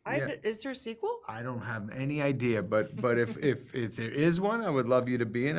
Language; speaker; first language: English; native; English